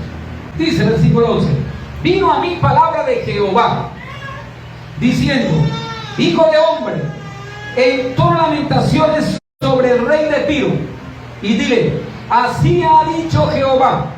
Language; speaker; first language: Spanish; native; Spanish